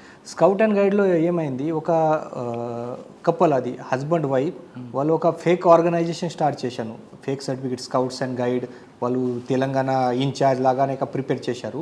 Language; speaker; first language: Telugu; non-native, fluent; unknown